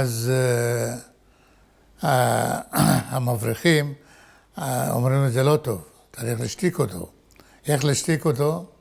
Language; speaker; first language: Hebrew; non-native, fluent; Arabic